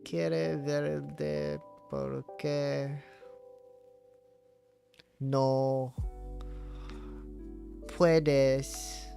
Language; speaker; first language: Spanish; non-native, learner; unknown